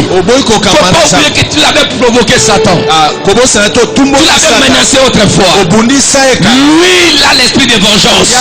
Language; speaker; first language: French; non-native, local second language; Lingala